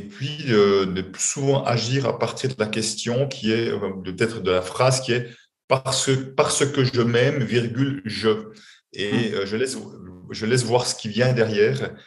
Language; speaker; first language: French; native; French